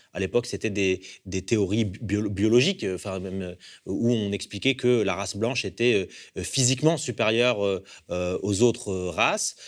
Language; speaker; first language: French; early bilingual, other home language; Arabic